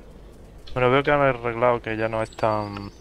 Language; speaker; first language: Spanish; native; Spanish